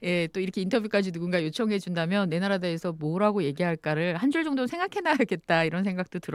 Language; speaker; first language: Korean; native; Korean